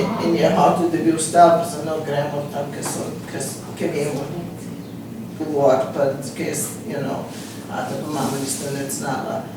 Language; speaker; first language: Slovenian; early bilingual, heritage; Slovenian